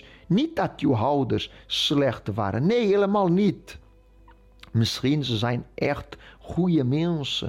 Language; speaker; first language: Dutch; non-native, fluent; Portuguese